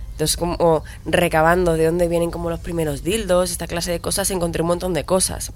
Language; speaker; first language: Spanish; native; Spanish